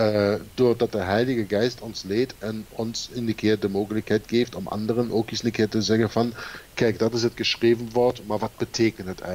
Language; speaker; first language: Dutch; non-native, fluent; German